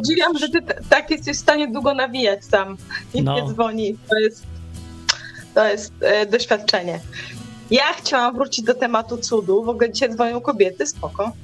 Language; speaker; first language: Polish; native; Polish